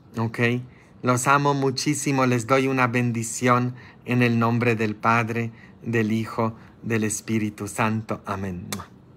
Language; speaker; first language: Spanish; non-native, fluent; Polish